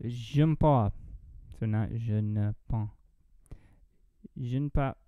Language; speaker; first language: French; non-native, learner; English